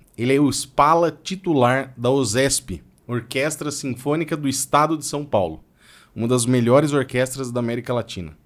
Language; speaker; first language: Portuguese; native; Portuguese